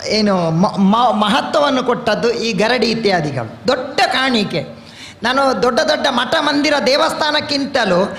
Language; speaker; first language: Kannada; non-native, local second language; Tulu